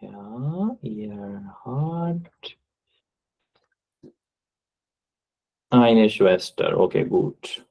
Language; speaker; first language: German; non-native, learner; Urdu